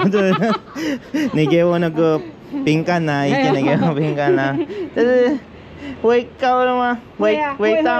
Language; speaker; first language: Chinese; non-native, learner; Filipino